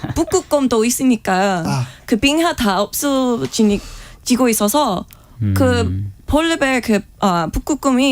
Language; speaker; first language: Korean; non-native, fluent; English